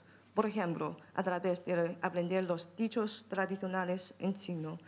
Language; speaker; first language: Spanish; non-native, fluent; Chinese